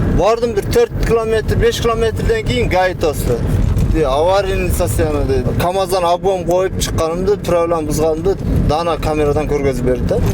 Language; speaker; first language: Kyrgyz; native; Kyrgyz